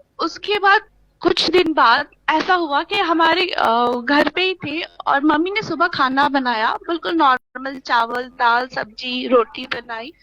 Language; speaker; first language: Hindi; native; Hindi